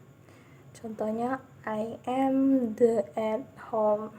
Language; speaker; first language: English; non-native, learner; Indonesian